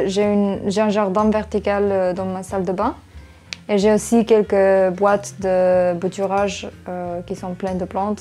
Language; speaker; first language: French; non-native, fluent; English